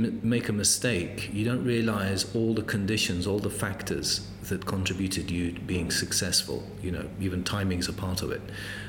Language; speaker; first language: English; native; English